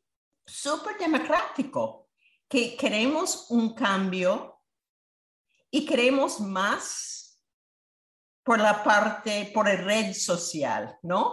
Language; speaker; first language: Spanish; non-native, fluent; English